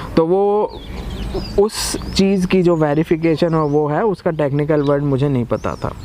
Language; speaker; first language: Hindi; native; Hindi